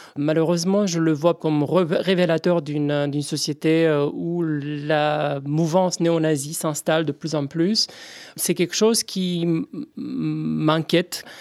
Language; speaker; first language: French; non-native, fluent; Romanian